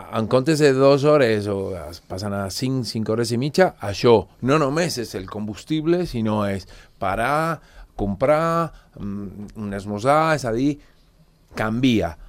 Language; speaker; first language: Catalan; non-native, fluent; Spanish